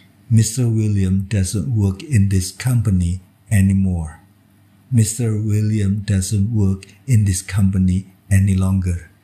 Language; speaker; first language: English; non-native, fluent; Indonesian